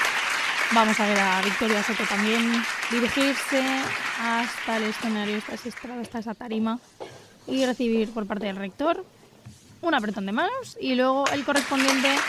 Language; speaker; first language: Spanish; native; Spanish